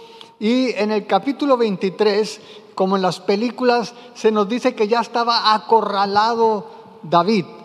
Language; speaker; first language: Spanish; native; Spanish